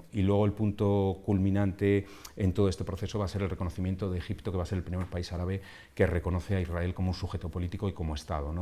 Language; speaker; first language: Spanish; native; Spanish